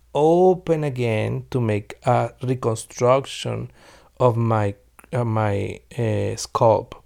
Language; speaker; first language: English; non-native, learner; Spanish